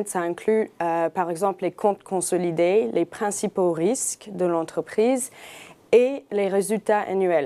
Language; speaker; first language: French; non-native, fluent; English